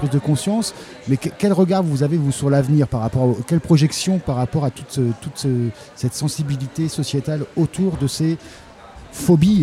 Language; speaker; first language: French; native; French